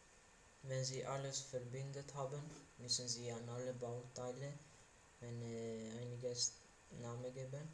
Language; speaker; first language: German; non-native, learner; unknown